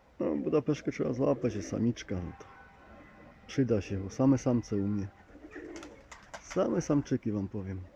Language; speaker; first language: Polish; native; Polish